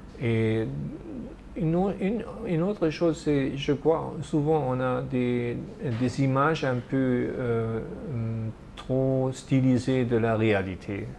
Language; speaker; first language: French; non-native, fluent; German